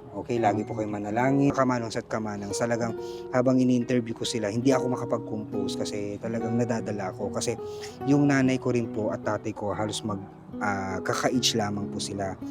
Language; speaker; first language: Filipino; non-native, local second language; Iloko